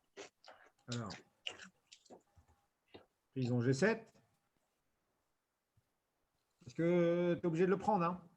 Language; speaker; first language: French; native; French